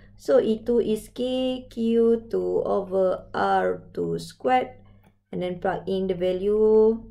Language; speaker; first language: English; non-native, local second language; Malay